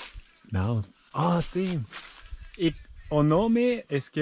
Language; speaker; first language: Portuguese; non-native, learner; French